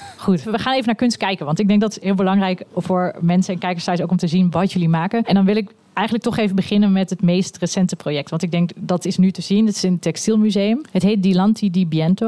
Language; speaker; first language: Dutch; native; Dutch